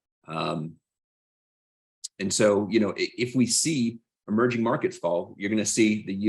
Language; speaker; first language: English; native; English